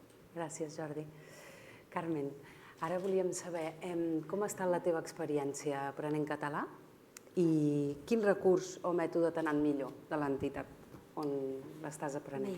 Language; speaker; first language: Catalan; native; Catalan